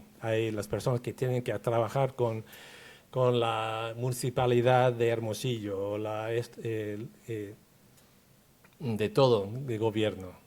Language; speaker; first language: Spanish; non-native, fluent; English